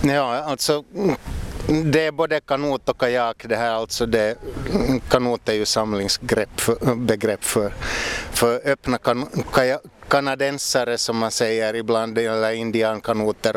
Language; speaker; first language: Swedish; native; Swedish